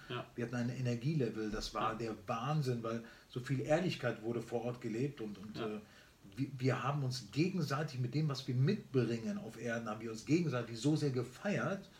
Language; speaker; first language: German; early bilingual, other home language; Spanish